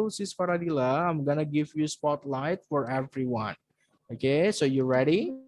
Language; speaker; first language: English; non-native, fluent; Indonesian